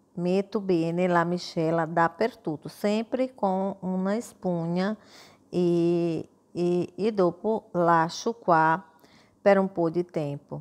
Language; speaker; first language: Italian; non-native, fluent; Portuguese